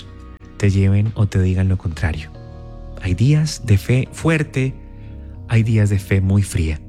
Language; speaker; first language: Spanish; native; Spanish